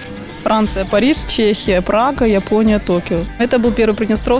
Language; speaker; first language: Russian; native; Russian